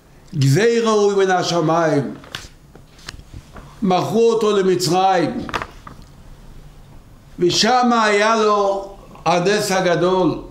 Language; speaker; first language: Hebrew; non-native, local second language; Yiddish